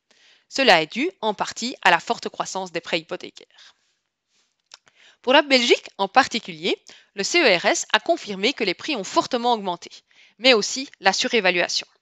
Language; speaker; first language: French; native; French